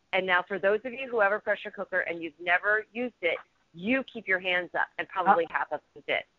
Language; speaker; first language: English; native; English